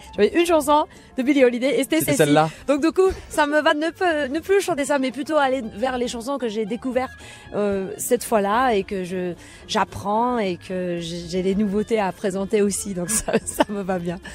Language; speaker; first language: French; non-native, fluent; English